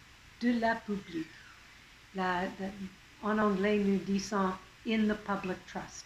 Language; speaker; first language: French; non-native, local second language; English